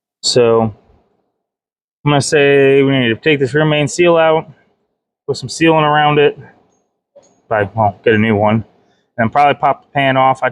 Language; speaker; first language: English; native; English